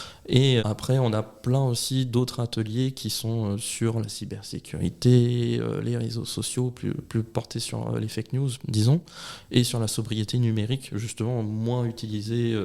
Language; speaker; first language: French; native; French